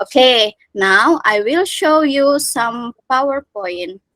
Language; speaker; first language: English; non-native, fluent; Indonesian